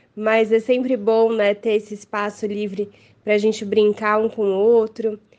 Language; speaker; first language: Portuguese; native; Portuguese